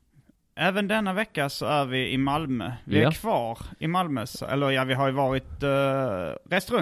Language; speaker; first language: Swedish; native; Swedish